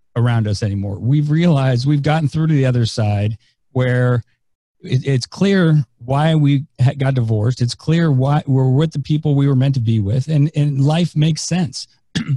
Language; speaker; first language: English; native; English